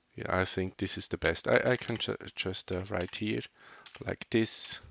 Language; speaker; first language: English; non-native, learner; Swiss German